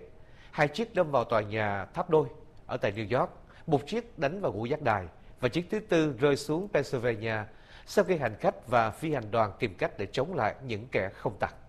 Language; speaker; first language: Vietnamese; native; Vietnamese